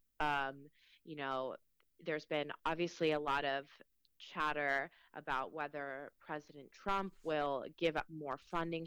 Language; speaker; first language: English; early bilingual, other home language; Spanish